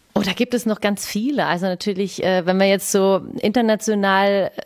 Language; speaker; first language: German; native; German